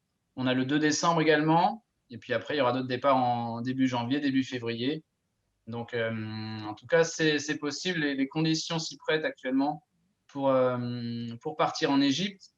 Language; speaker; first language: French; native; French